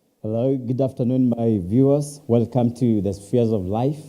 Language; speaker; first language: English; non-native, local second language; Swahili